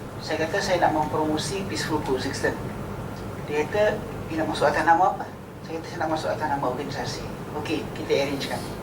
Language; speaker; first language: Malay; native; Malay